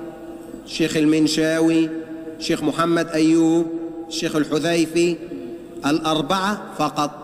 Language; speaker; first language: Arabic; native; Arabic